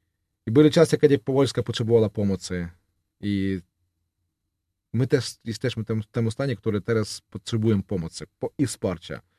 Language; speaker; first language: Polish; non-native, learner; Russian